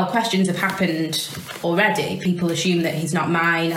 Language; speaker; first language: English; native; English